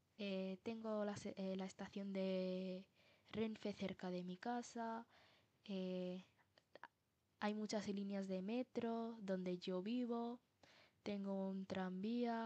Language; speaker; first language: Spanish; non-native, fluent; Bangla